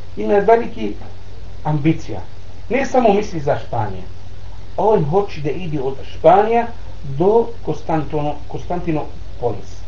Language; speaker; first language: Bosnian; non-native, learner; Arabic